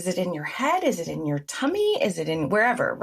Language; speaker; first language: English; native; English